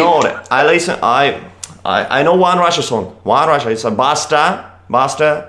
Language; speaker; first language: English; non-native, learner; Russian